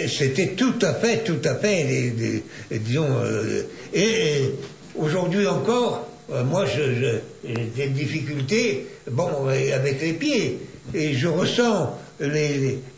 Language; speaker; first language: French; native; French